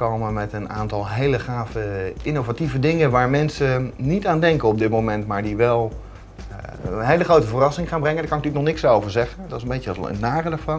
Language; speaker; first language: Dutch; native; Dutch